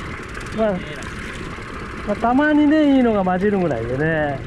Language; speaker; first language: Japanese; native; Japanese